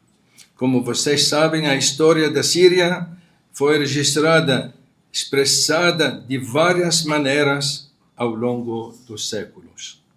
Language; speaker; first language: Portuguese; non-native, fluent; Arabic